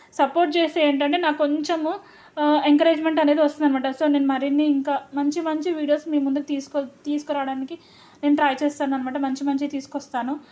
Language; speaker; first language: Telugu; non-native, local second language; Lambadi